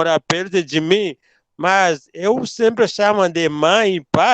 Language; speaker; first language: Portuguese; non-native, learner; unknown